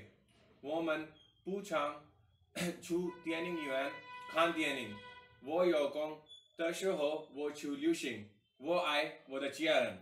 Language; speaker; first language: Chinese; non-native, learner; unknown